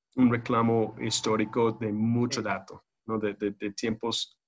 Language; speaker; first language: Spanish; non-native, fluent; English